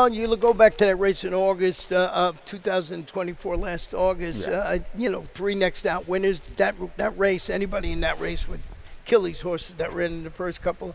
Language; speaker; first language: English; native; English